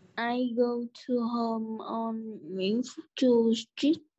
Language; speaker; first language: English; non-native, learner; Vietnamese